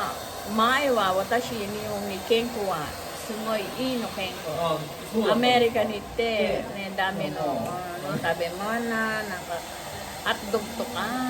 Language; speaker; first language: Japanese; non-native, learner; Filipino